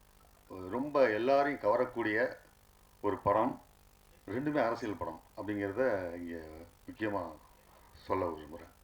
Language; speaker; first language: Tamil; native; Tamil